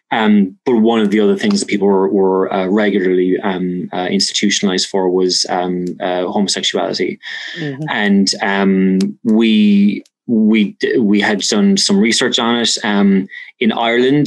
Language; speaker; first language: English; native; English